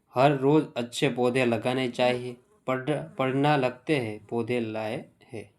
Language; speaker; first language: Hindi; non-native, local second language; Gujarati